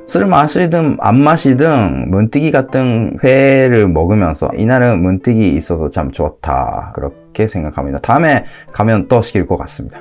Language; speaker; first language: Korean; non-native, fluent; Japanese